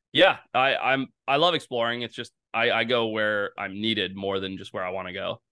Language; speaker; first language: English; native; English